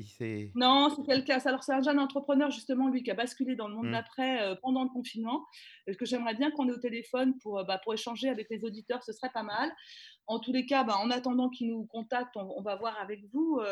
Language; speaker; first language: French; native; French